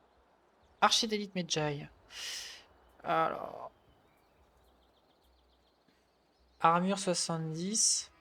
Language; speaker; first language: French; native; French